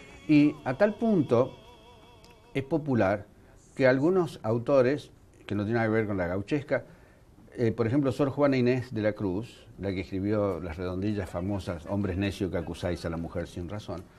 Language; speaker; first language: Spanish; native; Spanish